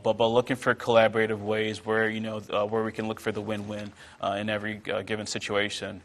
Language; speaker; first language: English; non-native, local second language; Yoruba